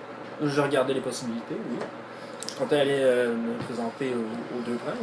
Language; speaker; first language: French; native; French